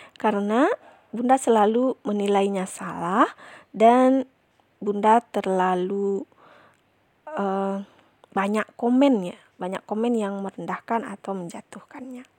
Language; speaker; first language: Indonesian; non-native, local second language; Minangkabau